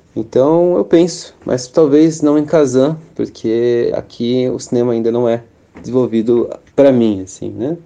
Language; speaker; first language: Portuguese; native; Portuguese